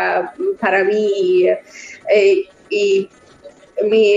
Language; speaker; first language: Spanish; non-native, learner; Persian